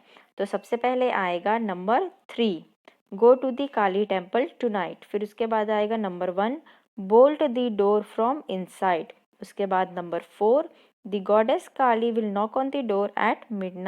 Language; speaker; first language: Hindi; non-native, local second language; Punjabi